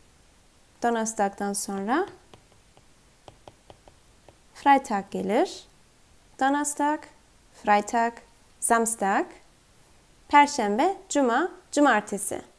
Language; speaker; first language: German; non-native, fluent; Turkish